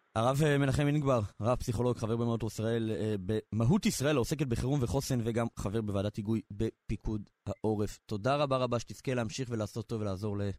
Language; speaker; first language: Hebrew; native; Hebrew